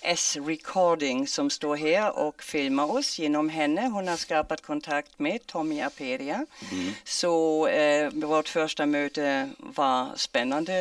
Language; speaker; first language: Swedish; non-native, fluent; German